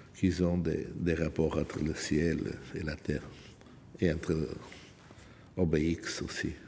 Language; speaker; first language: French; non-native, fluent; Portuguese